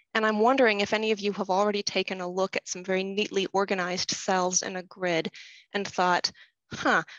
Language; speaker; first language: English; native; English